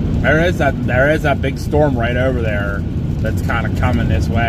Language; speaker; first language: English; native; English